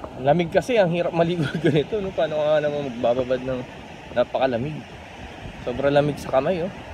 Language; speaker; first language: Filipino; native; Filipino